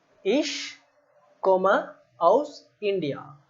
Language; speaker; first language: German; non-native, learner; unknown